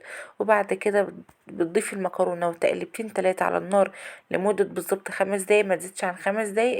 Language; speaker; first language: Arabic; native; Arabic